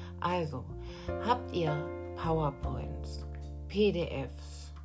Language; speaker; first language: German; native; German